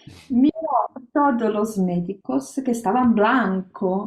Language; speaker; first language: Spanish; non-native, learner; Italian